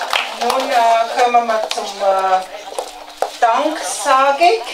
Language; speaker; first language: German; non-native, fluent; Tibetan